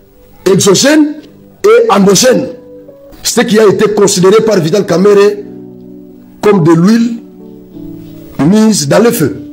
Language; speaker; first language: French; non-native, local second language; Lingala